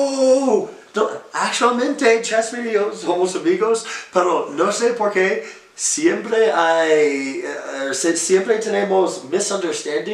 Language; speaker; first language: Spanish; non-native, learner; English